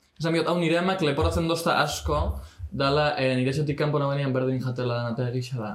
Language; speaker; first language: Basque; non-native, local second language; Spanish